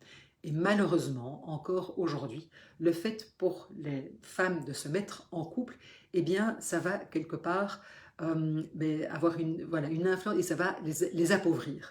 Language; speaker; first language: French; native; French